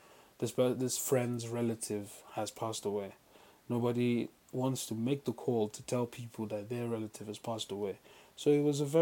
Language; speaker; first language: English; non-native, local second language; Yoruba